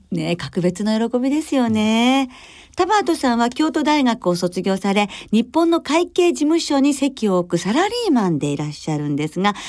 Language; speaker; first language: Japanese; native; Japanese